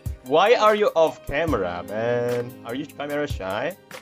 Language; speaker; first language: English; non-native, fluent; Indonesian